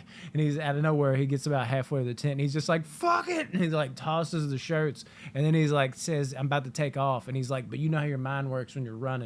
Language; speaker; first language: English; native; English